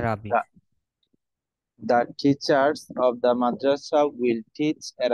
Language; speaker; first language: English; non-native, learner; Bangla